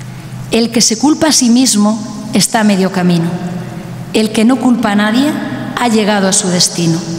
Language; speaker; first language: Spanish; native; Spanish